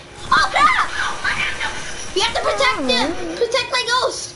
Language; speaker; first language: English; native; English